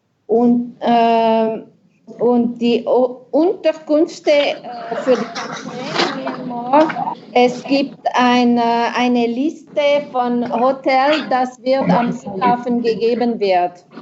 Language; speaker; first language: German; non-native, local second language; French